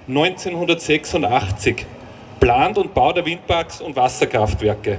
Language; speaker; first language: German; native; German